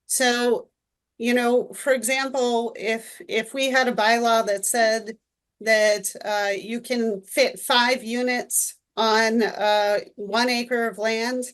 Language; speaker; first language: English; native; English